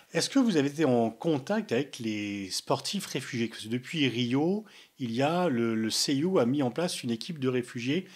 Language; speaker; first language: French; native; French